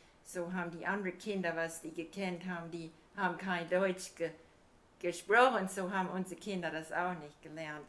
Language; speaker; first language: German; early bilingual, heritage; German